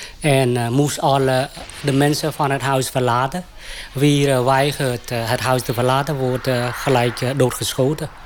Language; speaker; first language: Dutch; non-native, fluent; Khmer